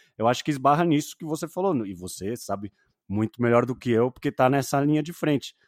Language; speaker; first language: Portuguese; native; Portuguese